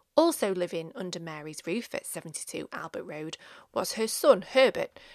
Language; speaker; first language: English; native; English